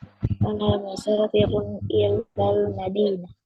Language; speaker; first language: Arabic; non-native, learner; Indonesian